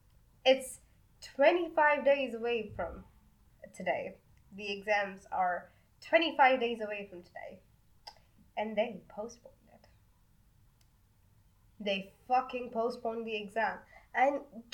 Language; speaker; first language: English; non-native, local second language; Hindi